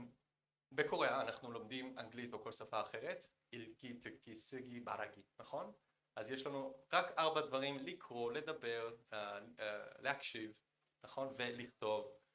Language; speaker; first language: Hebrew; non-native, fluent; Korean